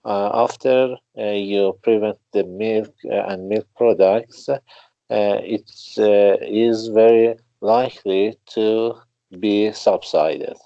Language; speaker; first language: English; non-native, learner; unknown